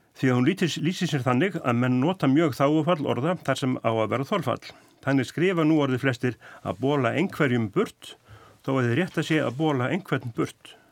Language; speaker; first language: Icelandic; native; Icelandic